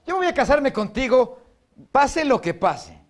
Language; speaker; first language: Spanish; native; Spanish